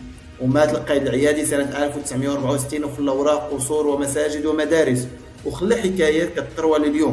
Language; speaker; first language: Arabic; native; Arabic